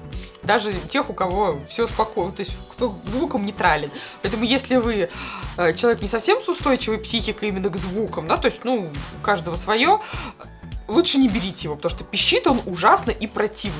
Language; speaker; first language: Russian; native; Russian